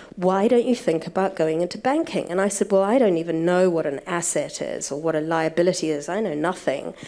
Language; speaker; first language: English; native; English